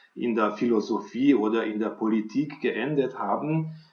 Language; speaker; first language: German; non-native, fluent; Hungarian